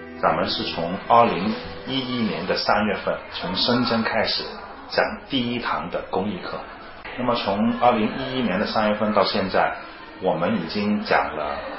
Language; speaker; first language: Chinese; non-native, fluent; Cantonese